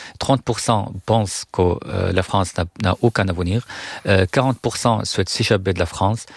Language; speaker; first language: French; non-native, fluent; Arabic